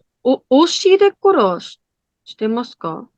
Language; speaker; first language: Japanese; non-native, learner; English